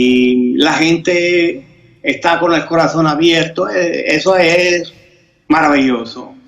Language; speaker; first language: Spanish; non-native, fluent; Italian